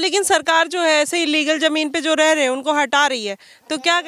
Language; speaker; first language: Hindi; native; Hindi